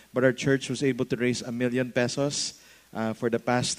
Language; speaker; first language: English; non-native, local second language; Filipino